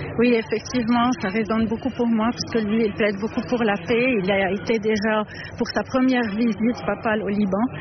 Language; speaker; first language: French; non-native, local second language; Arabic